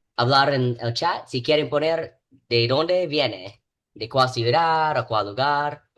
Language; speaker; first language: Spanish; non-native, learner; English